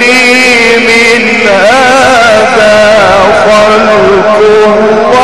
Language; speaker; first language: Arabic; native; Arabic